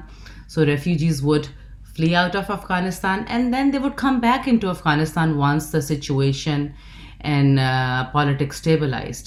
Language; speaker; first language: English; non-native, local second language; Urdu